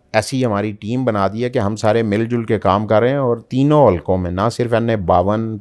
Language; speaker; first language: Urdu; native; Urdu